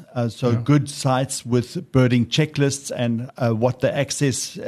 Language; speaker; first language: English; native; English